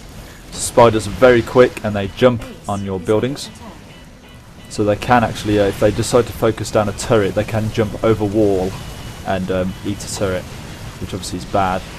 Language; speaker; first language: English; native; English